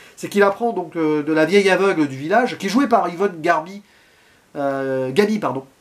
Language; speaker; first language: French; native; French